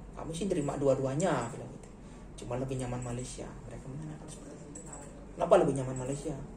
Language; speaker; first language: Indonesian; native; Indonesian